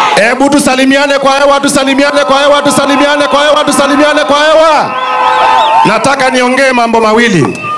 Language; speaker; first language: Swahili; non-native, local second language; Kamba